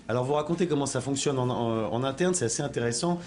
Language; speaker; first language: French; native; French